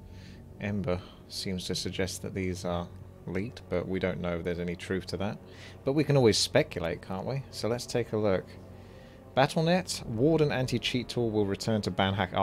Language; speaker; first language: English; native; English